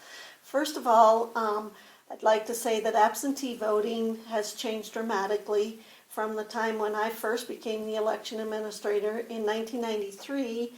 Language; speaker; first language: English; native; English